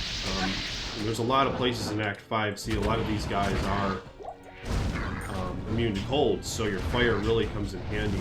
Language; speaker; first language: English; native; English